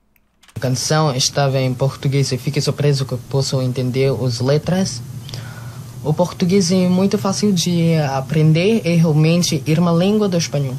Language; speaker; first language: Portuguese; non-native, learner; Filipino